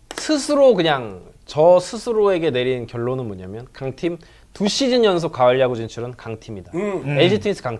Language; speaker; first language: Korean; native; Korean